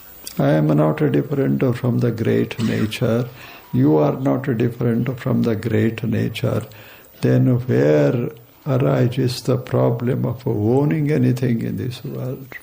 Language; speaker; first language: English; non-native, local second language; Kannada